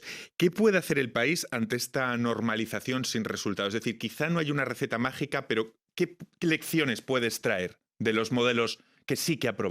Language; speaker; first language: Spanish; native; Spanish